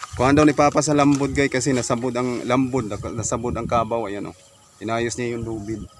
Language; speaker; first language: Filipino; non-native, local second language; Masbatenyo